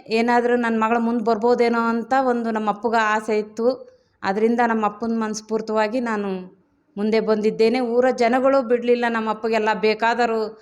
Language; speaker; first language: Kannada; native; Kannada